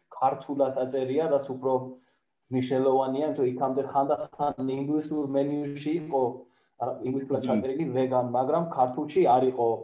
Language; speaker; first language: Georgian; non-native, fluent; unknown